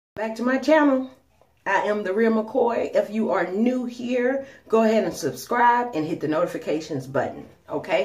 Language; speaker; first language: English; native; English